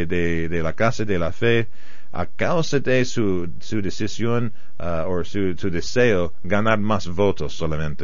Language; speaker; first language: Spanish; non-native, fluent; English